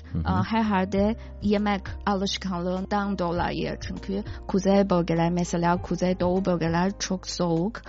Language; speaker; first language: Turkish; non-native, fluent; Chinese